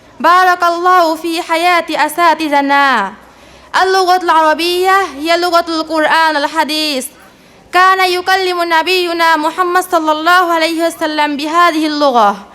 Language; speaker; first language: Arabic; non-native, learner; Bangla